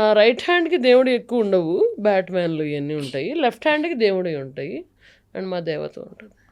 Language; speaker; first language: Telugu; native; Telugu